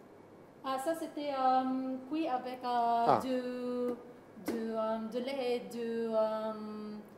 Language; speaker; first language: French; non-native, learner; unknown